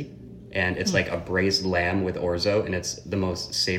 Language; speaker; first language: English; native; English